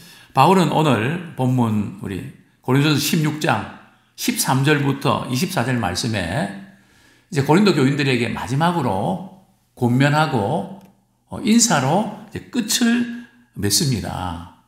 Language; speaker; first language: Korean; native; Korean